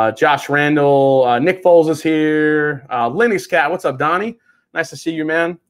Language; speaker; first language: English; native; English